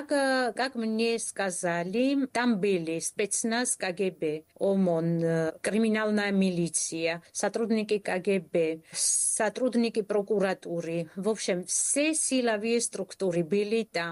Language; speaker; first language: Russian; non-native, fluent; Georgian